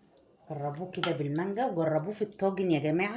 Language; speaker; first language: Arabic; native; Arabic